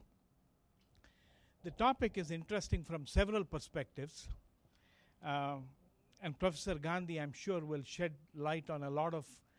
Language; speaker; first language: English; non-native, local second language; Kannada